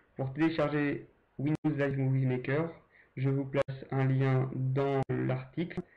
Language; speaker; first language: French; native; French